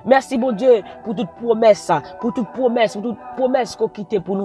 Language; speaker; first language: French; non-native, local second language; Haitian Creole